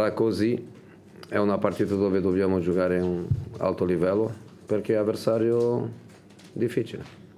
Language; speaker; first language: Italian; non-native, fluent; Portuguese